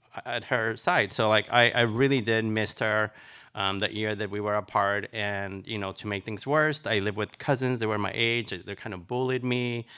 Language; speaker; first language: English; early bilingual, other home language; Spanish